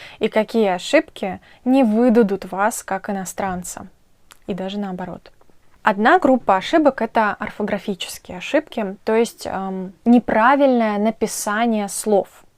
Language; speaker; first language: Russian; native; Russian